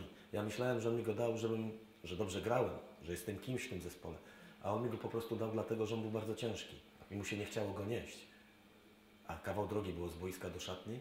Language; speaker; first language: Polish; native; Polish